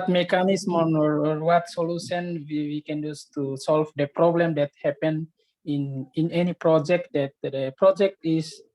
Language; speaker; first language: English; non-native, learner; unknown